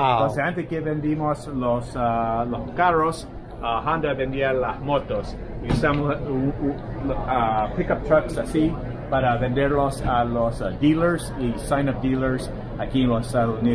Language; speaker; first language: Spanish; non-native, fluent; English